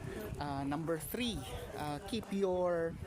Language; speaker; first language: English; non-native, local second language; Filipino